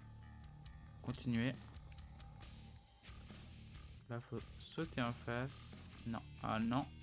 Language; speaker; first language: French; native; French